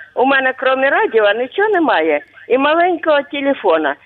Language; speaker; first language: Ukrainian; native; Ukrainian